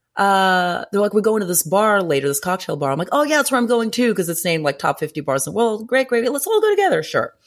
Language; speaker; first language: English; early bilingual, other home language; Greek